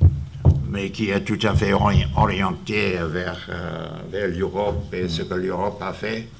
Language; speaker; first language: French; non-native, fluent; English